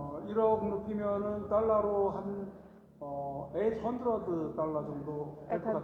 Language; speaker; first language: Korean; native; Korean